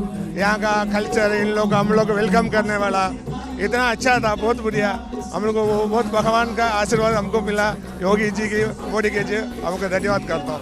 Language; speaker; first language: Hindi; non-native, local second language; Tamil